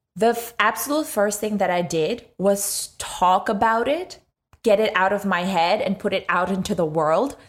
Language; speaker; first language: English; non-native, local second language; Urdu